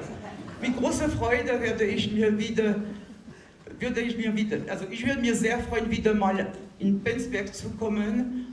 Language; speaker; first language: German; non-native, fluent; French